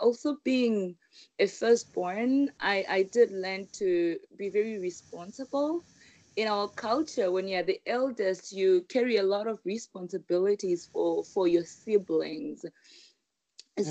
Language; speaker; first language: English; non-native, local second language; Shona